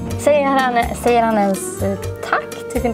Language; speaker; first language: Swedish; native; Swedish